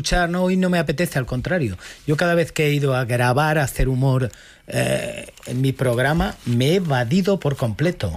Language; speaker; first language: Spanish; native; Spanish